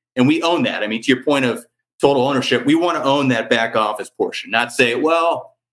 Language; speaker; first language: English; native; English